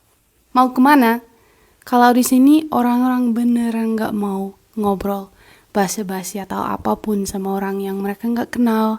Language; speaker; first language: Indonesian; non-native, fluent; English